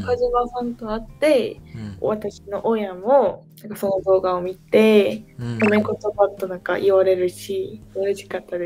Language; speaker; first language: Japanese; native; Japanese